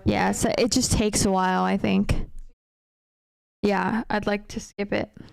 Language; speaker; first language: English; native; English